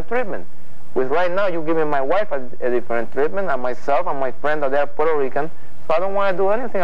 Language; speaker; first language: English; non-native, fluent; Spanish